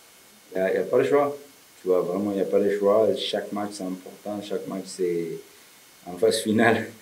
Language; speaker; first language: French; non-native, learner; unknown